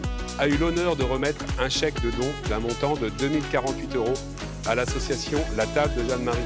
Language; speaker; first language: French; native; French